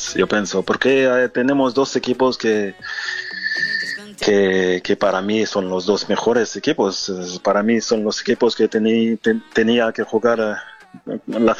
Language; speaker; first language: Spanish; non-native, fluent; French